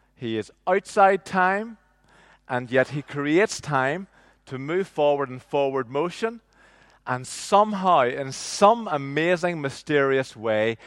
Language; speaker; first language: English; native; English